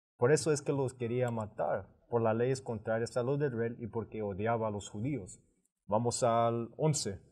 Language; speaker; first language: Spanish; early bilingual, heritage; Spanish